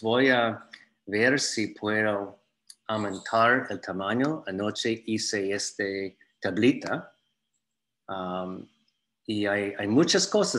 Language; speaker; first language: Spanish; non-native, fluent; English